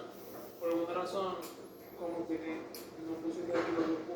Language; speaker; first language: Spanish; native; Spanish